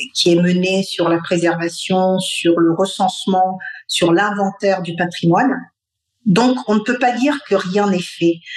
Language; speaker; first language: French; non-native, local second language; Bambara